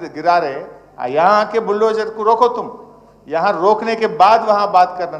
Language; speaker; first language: Hindi; non-native, local second language; Telugu